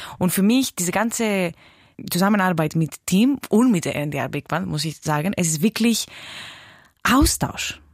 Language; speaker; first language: German; non-native, fluent; Greek